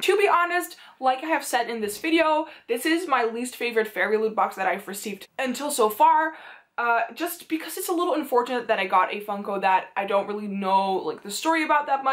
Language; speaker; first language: English; non-native, fluent; Dutch